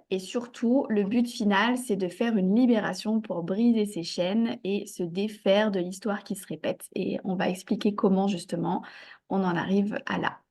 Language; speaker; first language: French; native; French